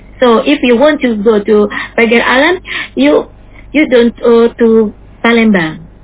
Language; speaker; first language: English; non-native, learner; Indonesian